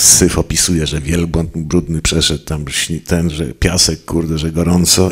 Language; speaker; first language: Polish; native; Polish